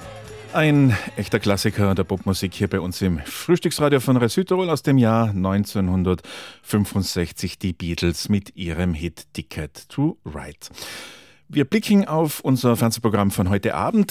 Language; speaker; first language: German; native; German